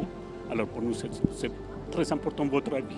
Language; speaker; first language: French; non-native, fluent; Spanish